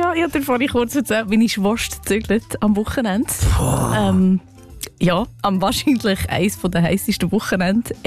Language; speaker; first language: German; native; German